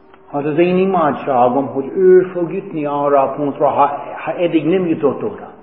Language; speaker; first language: Hungarian; non-native, fluent; English